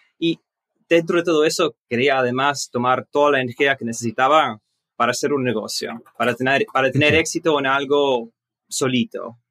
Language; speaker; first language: Spanish; early bilingual, heritage; Spanish